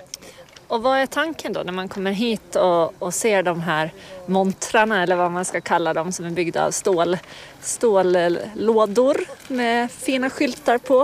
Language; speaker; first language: Swedish; native; Swedish